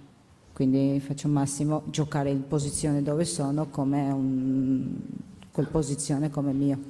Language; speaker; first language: Italian; non-native, learner; Georgian